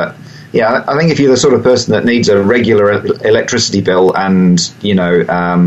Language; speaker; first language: English; native; English